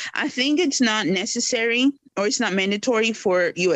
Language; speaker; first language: English; early bilingual, other home language; Spanish